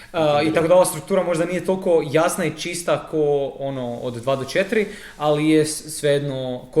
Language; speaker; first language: Croatian; native; Croatian